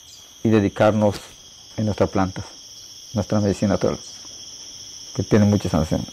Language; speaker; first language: Spanish; non-native, local second language; Shipibo-Conibo